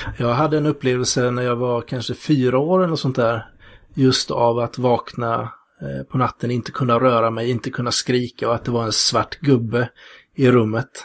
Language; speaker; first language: Swedish; native; Swedish